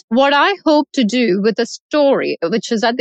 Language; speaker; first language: English; non-native, local second language; Malayalam